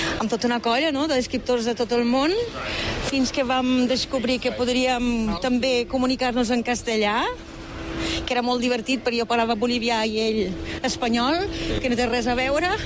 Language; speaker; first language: Catalan; non-native, fluent; German